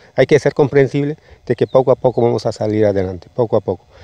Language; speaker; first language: Spanish; native; Spanish